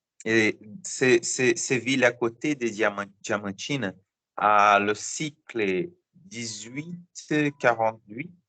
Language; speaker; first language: French; non-native, learner; Portuguese